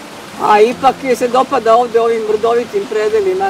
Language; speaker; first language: Croatian; native; Croatian